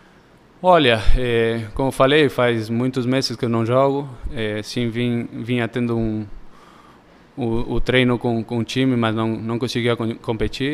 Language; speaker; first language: Portuguese; early bilingual, heritage; Spanish